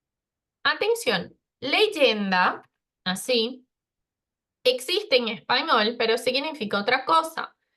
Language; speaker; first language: Spanish; non-native, fluent; Portuguese